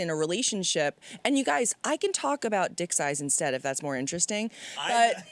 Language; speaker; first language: English; native; English